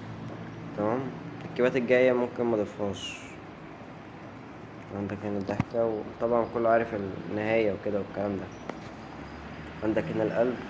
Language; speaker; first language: Arabic; native; Arabic